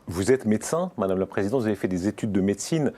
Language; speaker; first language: French; native; French